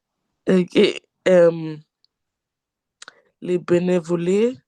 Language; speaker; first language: French; non-native, learner; English